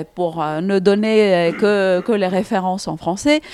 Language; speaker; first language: French; non-native, fluent; Greek